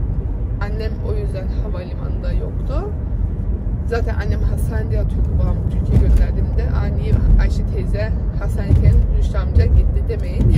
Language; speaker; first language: Turkish; early bilingual, heritage; Turkish